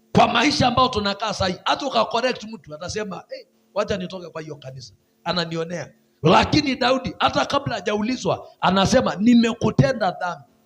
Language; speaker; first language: Swahili; non-native, local second language; Masai